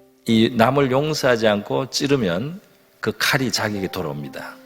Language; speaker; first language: Korean; native; Korean